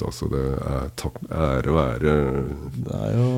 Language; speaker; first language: Norwegian; native; Norwegian